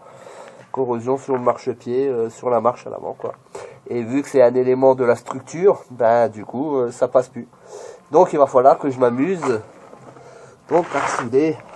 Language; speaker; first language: French; native; French